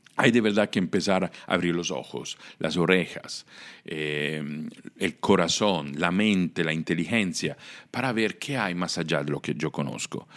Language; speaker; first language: Spanish; non-native, fluent; Italian